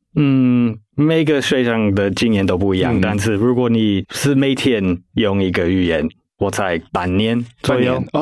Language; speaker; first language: Chinese; non-native, fluent; English